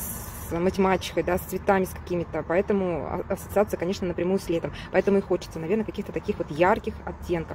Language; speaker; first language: Russian; native; Russian